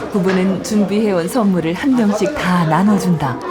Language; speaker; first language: Korean; native; Korean